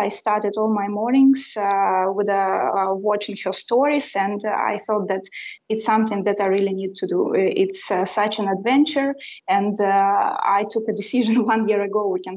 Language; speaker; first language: English; non-native, fluent; Russian